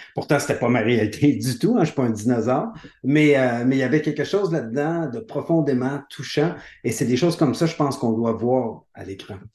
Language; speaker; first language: French; native; French